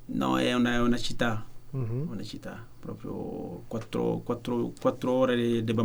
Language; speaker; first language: Italian; non-native, learner; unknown